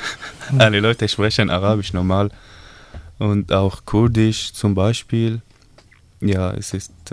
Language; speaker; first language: German; non-native, learner; Arabic